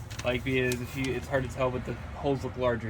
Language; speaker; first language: English; native; English